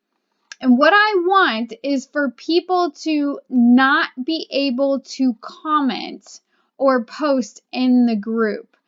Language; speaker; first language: English; native; English